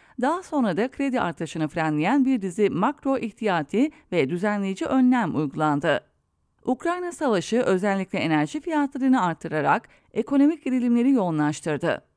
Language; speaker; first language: Turkish; native; Turkish